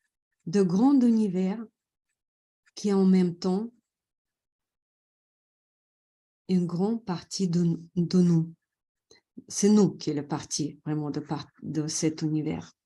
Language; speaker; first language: French; non-native, fluent; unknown